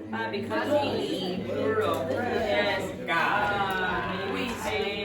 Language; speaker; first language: English; non-native, learner; Italian